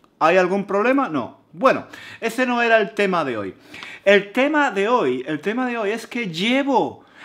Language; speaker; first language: Spanish; native; Spanish